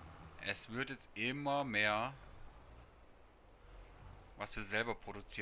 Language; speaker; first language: German; native; German